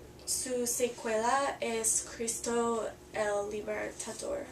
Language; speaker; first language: Spanish; non-native, learner; English